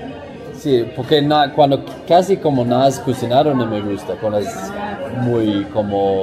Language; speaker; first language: Spanish; non-native, learner; Swedish